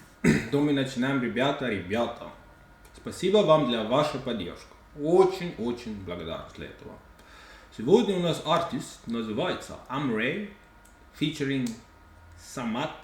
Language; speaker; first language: Russian; non-native, learner; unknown